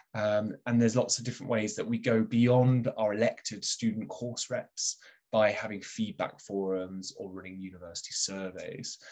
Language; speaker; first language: English; native; English